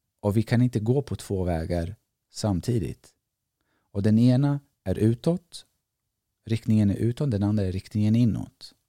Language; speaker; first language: Swedish; early bilingual, other home language; Greek